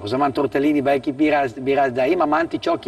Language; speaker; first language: Turkish; non-native, learner; Italian